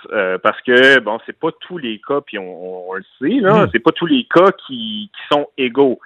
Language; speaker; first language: French; native; French